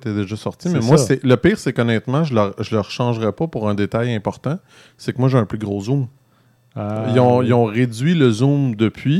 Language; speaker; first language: French; native; French